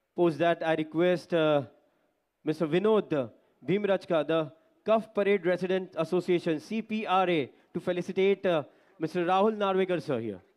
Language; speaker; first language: English; non-native, local second language; Marathi